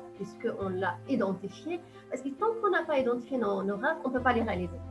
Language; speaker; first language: French; non-native, local second language; Arabic